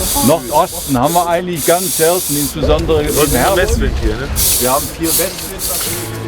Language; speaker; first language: German; native; German